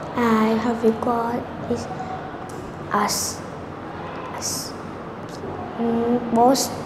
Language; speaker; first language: English; non-native, learner; Vietnamese